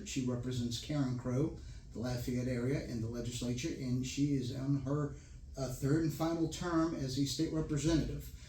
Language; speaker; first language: English; native; English